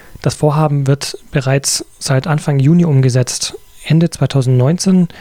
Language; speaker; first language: German; native; German